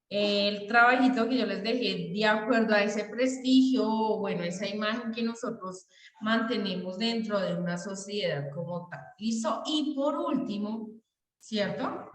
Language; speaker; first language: Spanish; native; Spanish